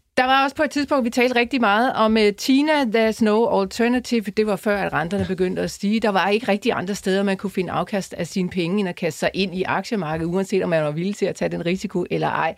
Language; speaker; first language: Danish; native; Danish